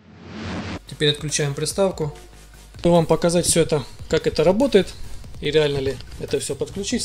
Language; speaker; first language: Russian; native; Russian